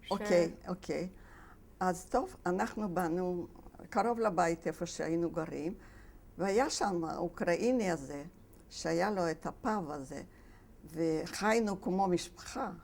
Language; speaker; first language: Hebrew; non-native, fluent; Polish